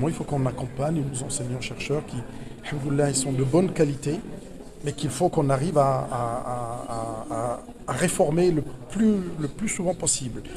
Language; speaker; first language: French; non-native, local second language; Arabic